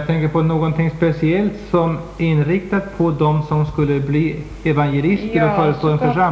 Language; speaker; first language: Swedish; native; Swedish